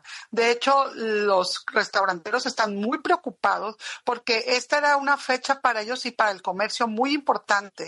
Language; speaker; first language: Spanish; native; Spanish